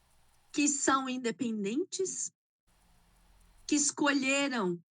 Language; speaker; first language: Portuguese; native; Portuguese